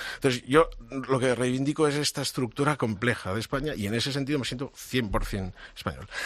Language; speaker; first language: Spanish; non-native, local second language; Catalan